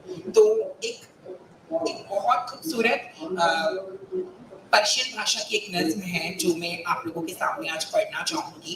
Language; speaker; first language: Hindi; native; Hindi